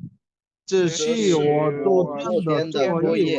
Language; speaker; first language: Chinese; non-native, learner; Bangla